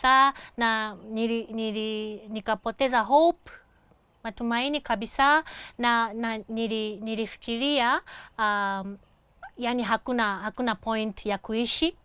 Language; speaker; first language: Swahili; non-native, fluent; Japanese